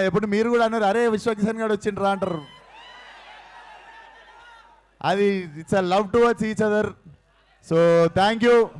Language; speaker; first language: Telugu; native; Telugu